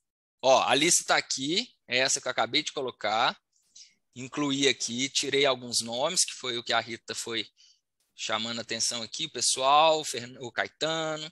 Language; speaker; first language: Portuguese; native; Portuguese